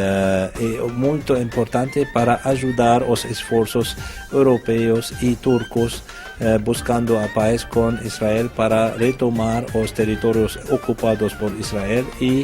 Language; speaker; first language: Portuguese; non-native, fluent; Arabic